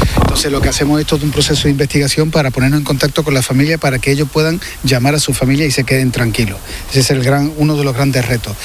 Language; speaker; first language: Spanish; native; Spanish